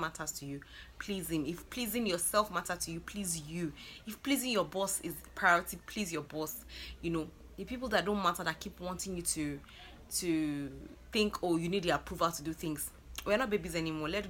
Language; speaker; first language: English; non-native, local second language; Yoruba